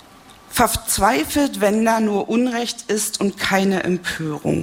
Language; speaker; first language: German; native; German